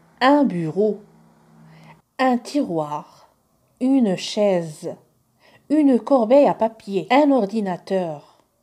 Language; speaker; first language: French; non-native, local second language; Arabic